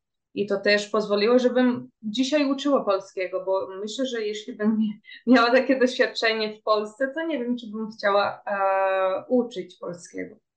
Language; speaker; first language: Polish; early bilingual, heritage; Portuguese